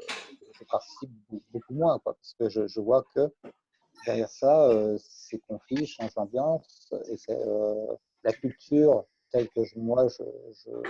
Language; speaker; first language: French; native; French